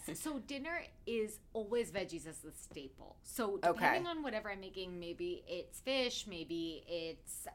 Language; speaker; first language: English; native; English